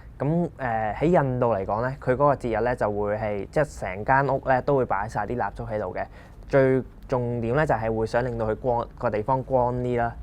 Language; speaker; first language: Cantonese; non-native, local second language; Punjabi